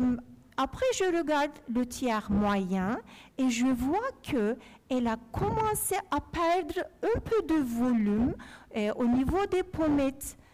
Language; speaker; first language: French; non-native, fluent; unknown